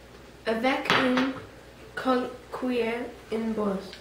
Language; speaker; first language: French; non-native, learner; English